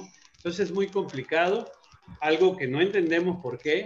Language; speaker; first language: Spanish; native; Spanish